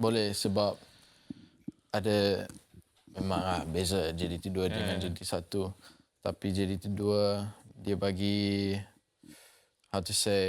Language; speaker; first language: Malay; non-native, local second language; English